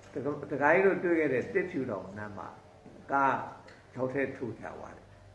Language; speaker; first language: Burmese; native; Burmese